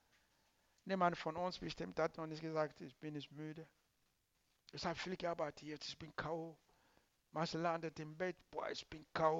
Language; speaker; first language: German; non-native, learner; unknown